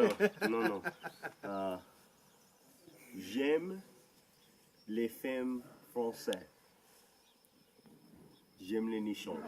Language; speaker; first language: French; non-native, learner; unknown